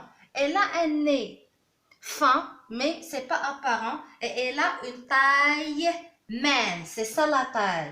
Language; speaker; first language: French; non-native, local second language; Arabic